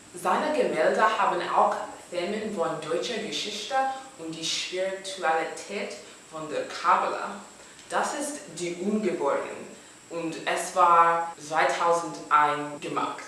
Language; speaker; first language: German; non-native, learner; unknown